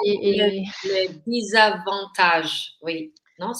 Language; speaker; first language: French; non-native, learner; Filipino